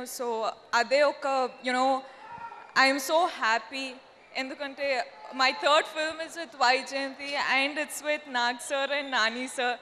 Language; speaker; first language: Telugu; non-native, learner; Kannada